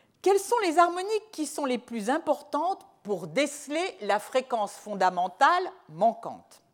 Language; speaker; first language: French; native; French